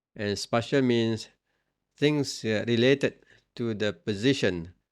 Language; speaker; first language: English; non-native, local second language; Malay